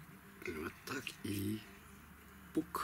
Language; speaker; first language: Russian; non-native, fluent; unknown